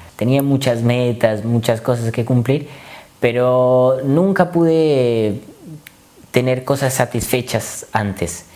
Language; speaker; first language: Spanish; native; Spanish